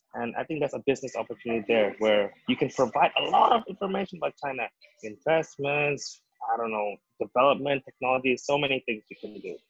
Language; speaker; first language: English; non-native, fluent; Indonesian